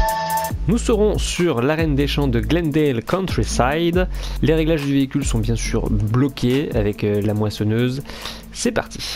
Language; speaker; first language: French; native; French